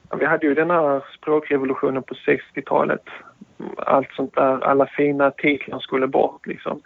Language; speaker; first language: Swedish; early bilingual, other home language; Turkish